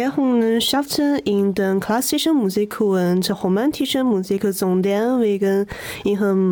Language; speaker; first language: German; non-native, learner; Chinese